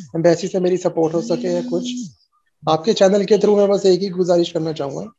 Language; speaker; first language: Hindi; native; Hindi